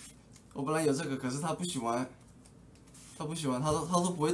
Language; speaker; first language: Chinese; early bilingual, heritage; English